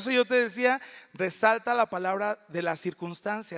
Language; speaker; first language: Spanish; native; Spanish